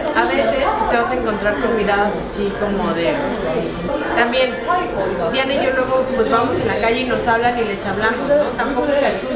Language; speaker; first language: Spanish; native; Spanish